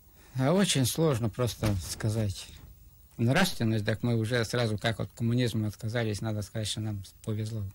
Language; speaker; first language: Russian; native; Russian